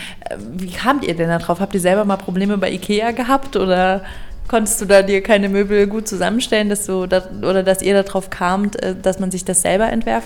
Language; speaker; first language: German; native; German